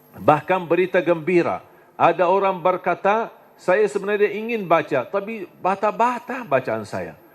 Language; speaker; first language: Indonesian; non-native, fluent; Arabic